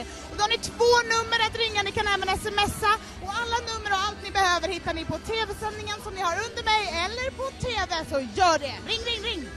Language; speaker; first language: Swedish; native; Swedish